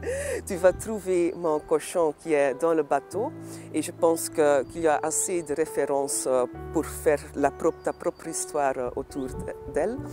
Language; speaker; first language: French; non-native, local second language; Dutch